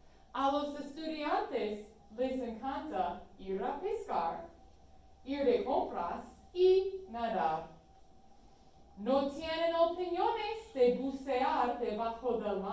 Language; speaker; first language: Spanish; non-native, fluent; English